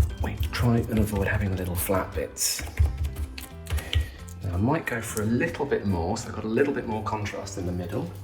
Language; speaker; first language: English; native; English